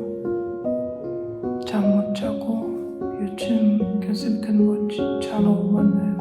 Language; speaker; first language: Korean; non-native, learner; Ukrainian